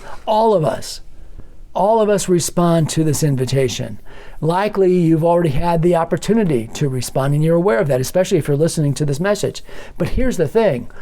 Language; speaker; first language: English; native; English